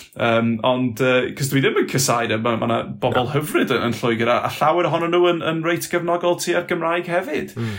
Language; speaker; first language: Welsh; non-native, local second language; English